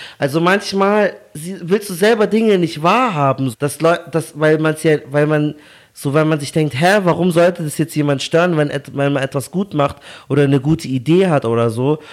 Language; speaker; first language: German; early bilingual, other home language; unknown